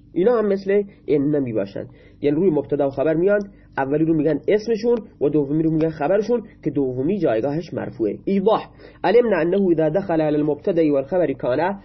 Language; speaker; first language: Persian; non-native, local second language; Baluchi